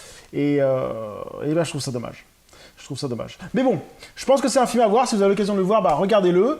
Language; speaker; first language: French; native; French